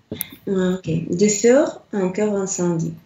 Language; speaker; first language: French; non-native, learner; Russian